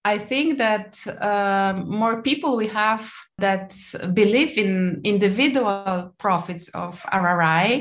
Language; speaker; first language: English; non-native, fluent; Polish